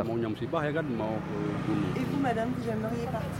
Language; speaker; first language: French; native; French